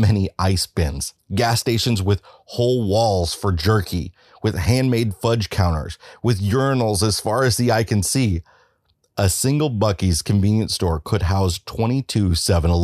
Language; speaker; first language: English; native; English